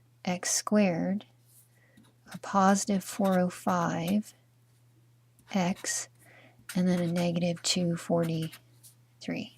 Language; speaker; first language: English; native; English